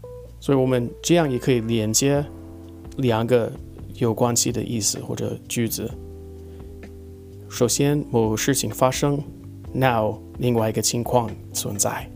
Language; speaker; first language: Chinese; non-native, fluent; English